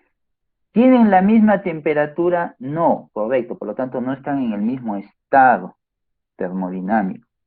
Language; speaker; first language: Spanish; native; Spanish